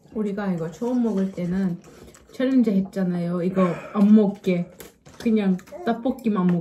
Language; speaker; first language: Korean; non-native, learner; Turkish